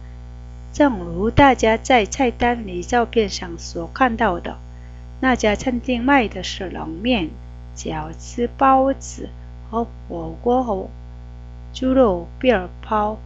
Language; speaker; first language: Chinese; non-native, fluent; Korean